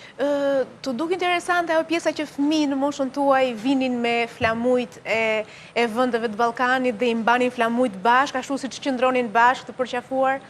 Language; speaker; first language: Albanian; native; Albanian